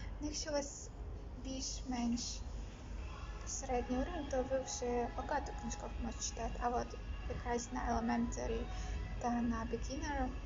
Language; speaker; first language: Ukrainian; non-native, local second language; Russian